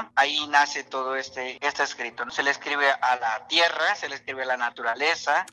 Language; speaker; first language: Spanish; non-native, local second language; Nahuatl languages